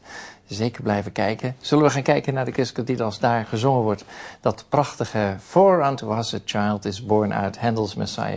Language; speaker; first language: Dutch; native; Dutch